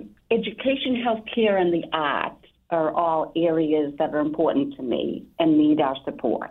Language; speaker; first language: English; native; English